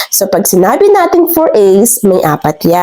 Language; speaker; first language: Filipino; native; Filipino